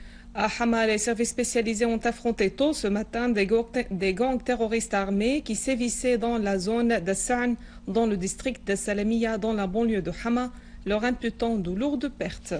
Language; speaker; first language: French; non-native, fluent; Arabic